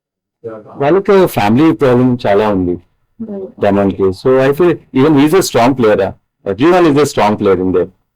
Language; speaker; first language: Telugu; non-native, learner; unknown